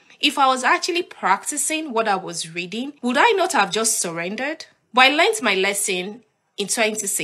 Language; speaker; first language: English; non-native, local second language; Yoruba